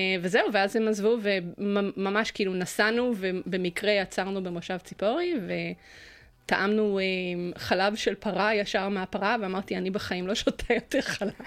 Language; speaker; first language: Hebrew; early bilingual, other home language; English